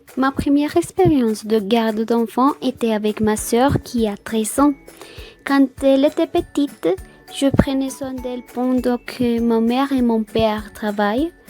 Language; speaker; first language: French; non-native, fluent; Spanish